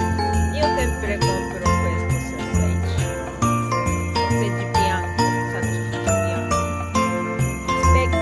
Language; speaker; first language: Italian; non-native, learner; Japanese